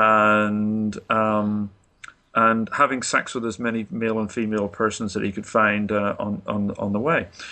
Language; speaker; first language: English; native; English